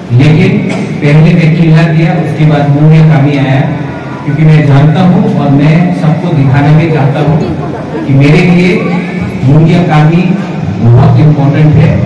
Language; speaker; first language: Hindi; non-native, local second language; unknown